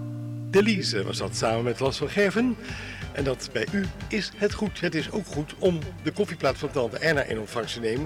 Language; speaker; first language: Dutch; native; Dutch